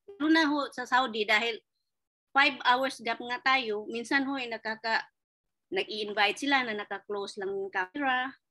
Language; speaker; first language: Filipino; non-native, local second language; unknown